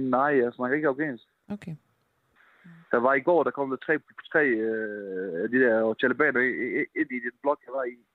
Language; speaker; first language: Danish; early bilingual, other home language; Persian